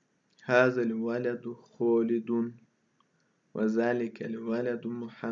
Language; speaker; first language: Arabic; non-native, fluent; Russian